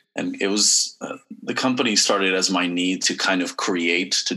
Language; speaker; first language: English; native; English